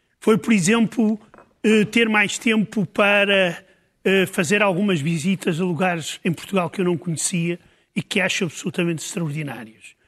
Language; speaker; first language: Portuguese; native; Portuguese